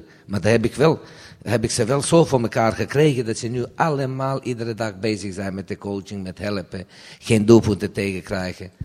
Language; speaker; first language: Dutch; non-native, fluent; Serbian